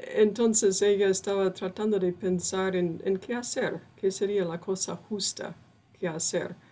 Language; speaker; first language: Spanish; non-native, fluent; English